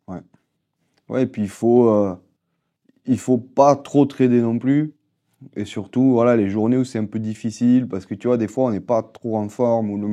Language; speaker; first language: French; native; French